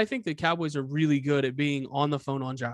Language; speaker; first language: English; native; English